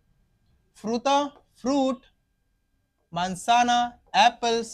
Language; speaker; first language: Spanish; non-native, fluent; Hindi